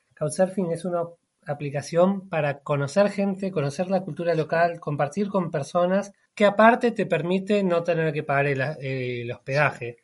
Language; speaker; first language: Spanish; native; Spanish